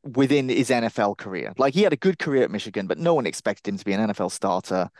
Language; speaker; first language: English; native; English